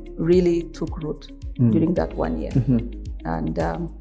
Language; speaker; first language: English; non-native, local second language; Nyankole